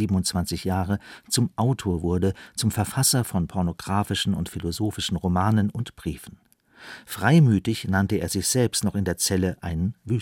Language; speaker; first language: German; native; German